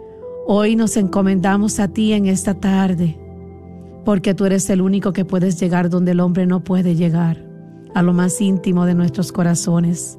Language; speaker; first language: Spanish; native; Spanish